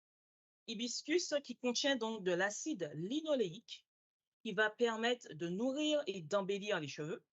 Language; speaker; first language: French; native; French